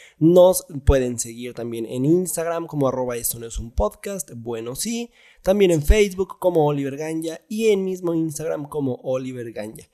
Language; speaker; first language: Spanish; native; Spanish